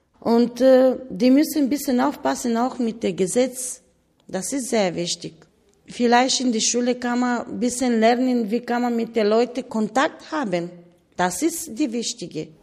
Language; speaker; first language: German; non-native, learner; Bulgarian